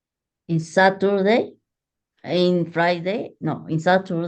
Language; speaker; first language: English; non-native, learner; Spanish